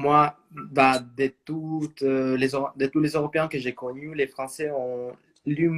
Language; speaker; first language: French; non-native, fluent; Spanish